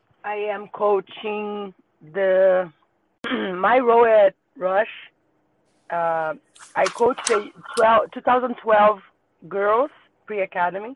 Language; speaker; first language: English; non-native, fluent; Portuguese